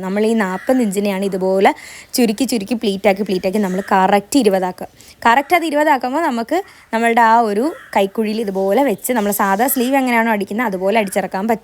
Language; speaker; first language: Malayalam; native; Malayalam